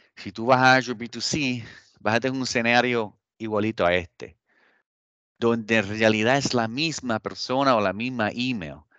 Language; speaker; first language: Spanish; early bilingual, heritage; Spanish